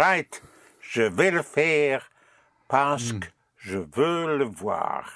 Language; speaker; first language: French; non-native, fluent; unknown